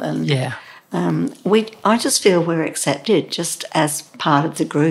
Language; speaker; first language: English; native; English